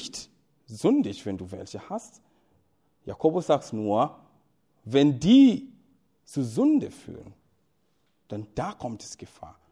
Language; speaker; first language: German; non-native, fluent; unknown